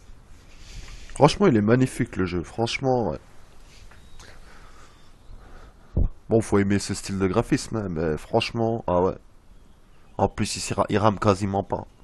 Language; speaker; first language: French; native; French